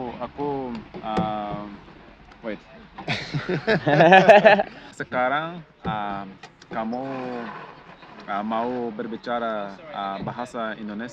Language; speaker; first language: Indonesian; non-native, learner; Portuguese